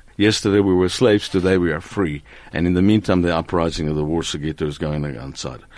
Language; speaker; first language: English; non-native, fluent; Spanish